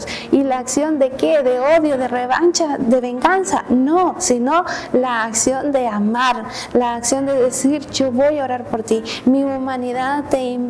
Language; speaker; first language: Spanish; native; Spanish